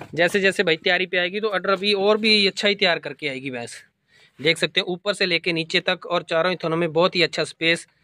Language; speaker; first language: Hindi; non-native, local second language; Punjabi